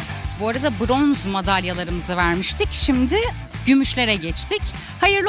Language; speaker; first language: Turkish; native; Turkish